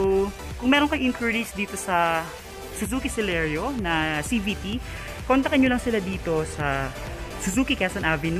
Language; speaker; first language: Filipino; native; Filipino